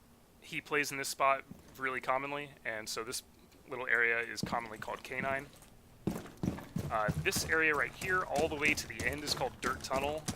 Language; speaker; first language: English; native; English